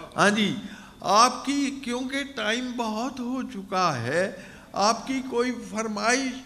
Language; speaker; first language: Urdu; non-native, local second language; Punjabi